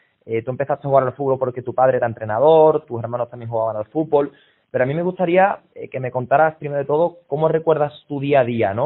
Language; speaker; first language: Spanish; native; Spanish